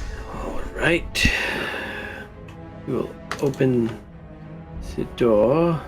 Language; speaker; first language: English; native; English